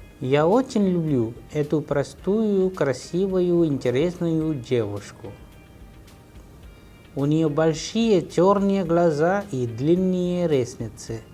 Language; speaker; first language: Russian; non-native, fluent; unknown